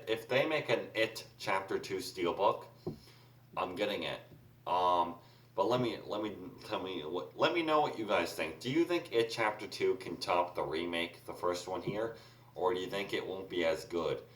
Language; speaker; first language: English; native; English